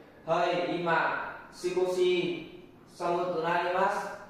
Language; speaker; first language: Japanese; non-native, learner; Vietnamese